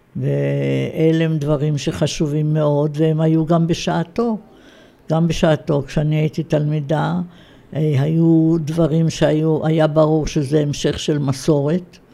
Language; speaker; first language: Hebrew; native; Hebrew